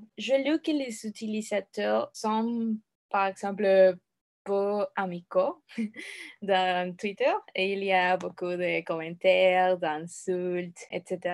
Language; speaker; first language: French; non-native, learner; Spanish